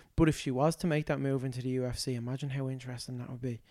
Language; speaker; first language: English; native; English